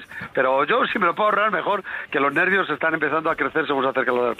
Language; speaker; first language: Spanish; native; Spanish